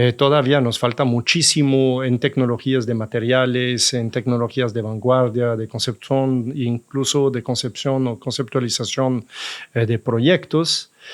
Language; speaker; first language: Spanish; non-native, fluent; French